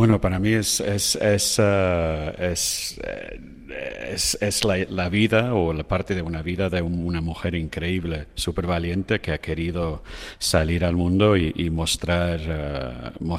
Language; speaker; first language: Spanish; non-native, fluent; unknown